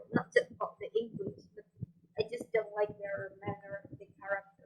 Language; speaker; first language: English; non-native, fluent; Indonesian